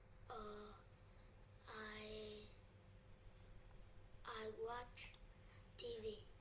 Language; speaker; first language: English; non-native, learner; Vietnamese